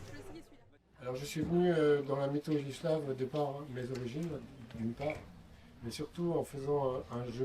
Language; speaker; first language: French; early bilingual, heritage; French